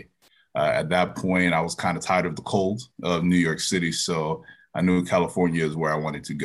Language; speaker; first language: English; native; English